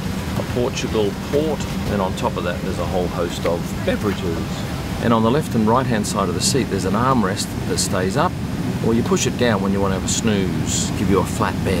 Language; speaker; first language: English; native; English